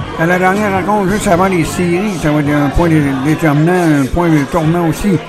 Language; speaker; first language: French; native; French